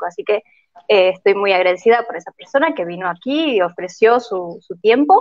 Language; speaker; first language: Spanish; native; Spanish